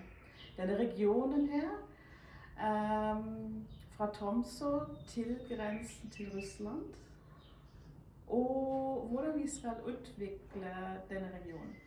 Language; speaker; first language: Norwegian; non-native, fluent; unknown